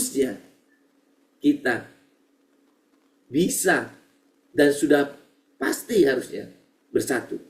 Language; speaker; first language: Indonesian; native; Indonesian